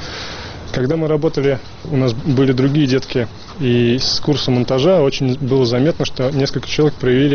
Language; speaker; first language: Russian; native; Russian